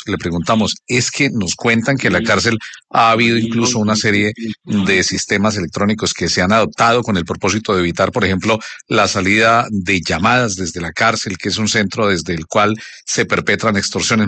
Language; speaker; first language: Spanish; native; Spanish